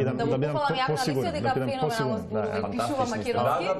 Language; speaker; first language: Macedonian; native; Macedonian